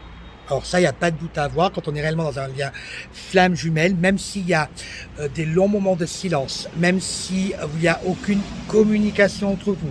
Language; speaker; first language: French; native; French